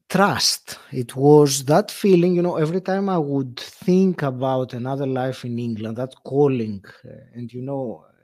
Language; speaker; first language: English; non-native, fluent; Greek